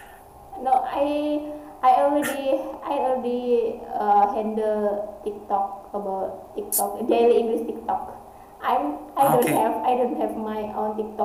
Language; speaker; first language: English; non-native, learner; Indonesian